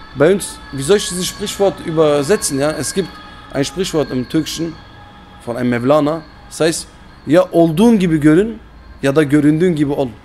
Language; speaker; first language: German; early bilingual, other home language; Turkish